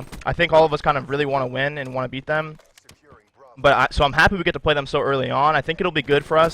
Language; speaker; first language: English; native; English